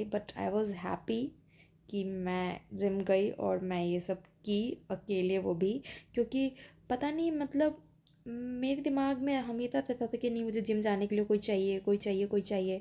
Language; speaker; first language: Hindi; native; Hindi